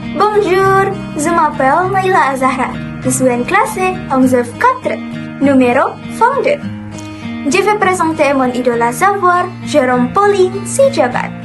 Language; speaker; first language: French; non-native, learner; Indonesian